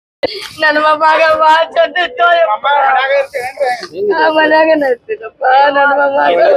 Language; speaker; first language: Kannada; native; Kannada